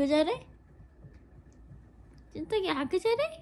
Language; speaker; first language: Korean; native; Korean